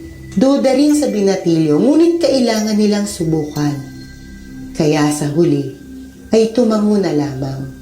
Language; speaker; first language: Filipino; native; Filipino